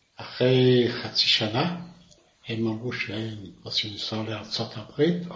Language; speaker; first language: Hebrew; non-native, fluent; Yiddish